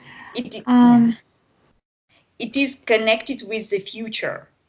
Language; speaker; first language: English; non-native, fluent; Russian